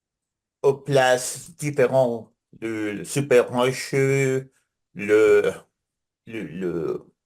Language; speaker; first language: French; non-native, learner; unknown